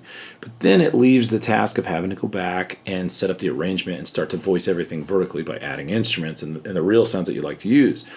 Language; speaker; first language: English; native; English